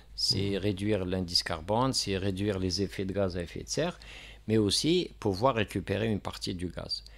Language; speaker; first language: French; non-native, local second language; Kabyle